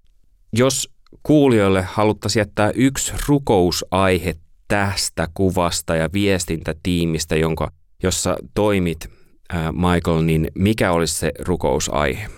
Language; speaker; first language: Finnish; native; Finnish